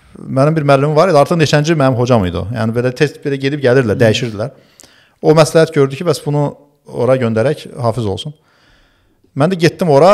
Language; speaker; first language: Azerbaijani; early bilingual, other home language; Turkish